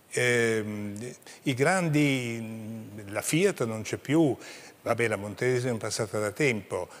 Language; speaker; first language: Italian; native; Italian